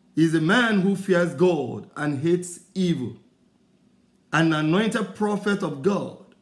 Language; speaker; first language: English; non-native, local second language; Yoruba